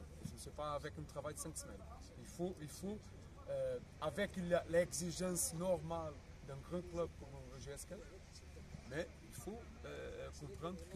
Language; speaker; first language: French; non-native, fluent; Portuguese